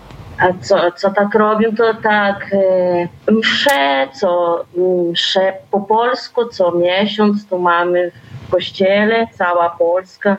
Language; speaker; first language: Polish; early bilingual, heritage; Polish